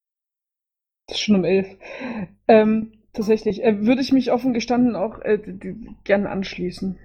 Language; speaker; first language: German; native; German